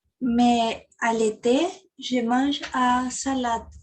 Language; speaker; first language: French; non-native, learner; Spanish